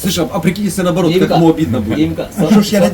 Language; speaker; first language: Russian; native; Russian